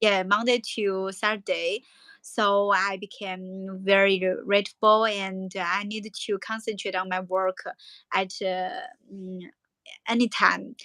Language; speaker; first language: English; non-native, learner; Chinese